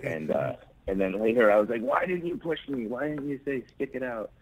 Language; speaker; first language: English; native; English